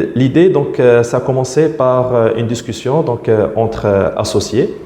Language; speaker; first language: French; non-native, local second language; Arabic